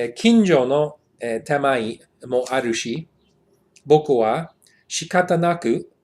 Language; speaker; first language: Japanese; non-native, learner; English